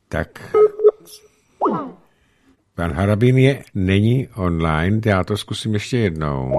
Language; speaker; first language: Czech; native; Czech